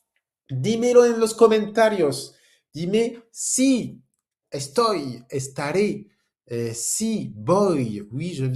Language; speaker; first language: Spanish; non-native, fluent; French